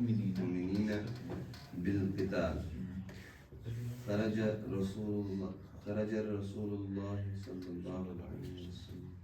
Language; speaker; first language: Arabic; non-native, learner; Urdu